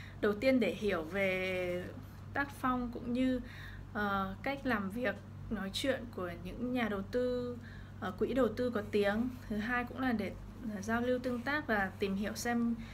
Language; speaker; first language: Vietnamese; early bilingual, heritage; Vietnamese